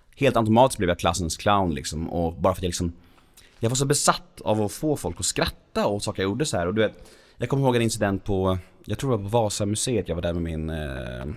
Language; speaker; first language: Swedish; native; Swedish